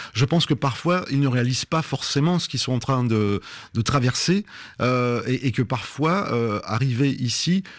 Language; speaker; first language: French; native; French